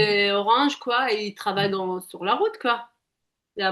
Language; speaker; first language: French; native; French